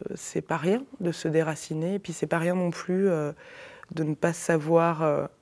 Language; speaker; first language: French; native; French